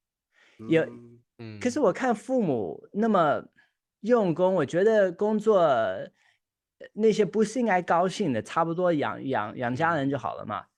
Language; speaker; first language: Chinese; early bilingual, heritage; Chinese